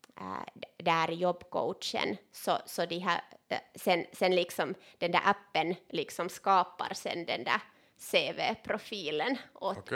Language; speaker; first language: Swedish; non-native, local second language; Finnish